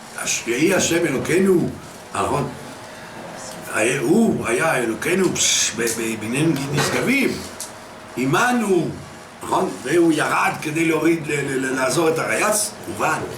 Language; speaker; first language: Hebrew; non-native, fluent; French